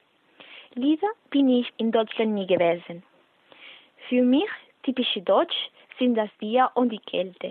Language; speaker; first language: German; non-native, learner; Spanish